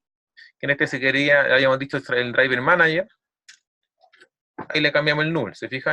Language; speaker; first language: Spanish; native; Spanish